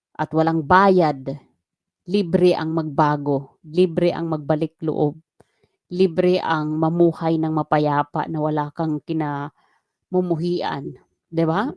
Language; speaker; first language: Filipino; native; Filipino